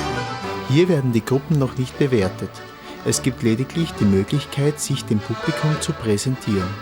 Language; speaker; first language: German; native; German